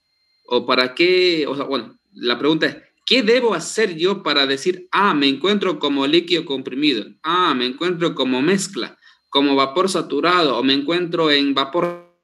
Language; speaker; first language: Spanish; native; Spanish